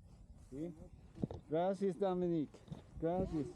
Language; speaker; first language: Spanish; non-native, learner; English